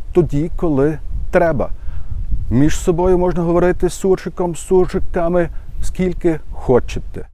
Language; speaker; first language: Ukrainian; non-native, fluent; German